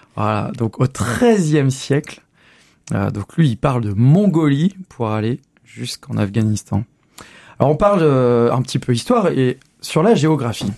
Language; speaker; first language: French; native; French